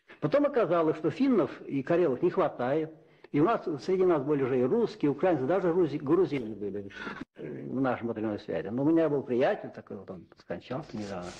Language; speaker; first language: Russian; non-native, local second language; Finnish